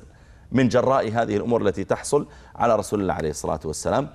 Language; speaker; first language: Arabic; native; Arabic